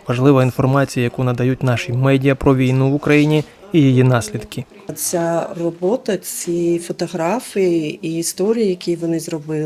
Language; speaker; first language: Ukrainian; non-native, fluent; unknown